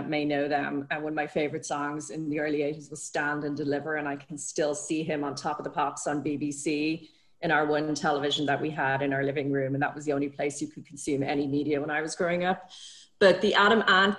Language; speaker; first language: English; native; English